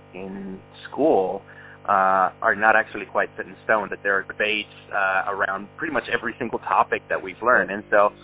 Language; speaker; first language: English; early bilingual, other home language; Spanish